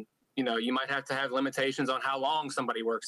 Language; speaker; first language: English; native; English